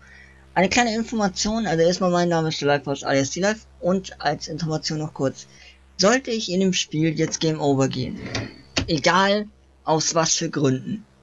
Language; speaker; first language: German; native; German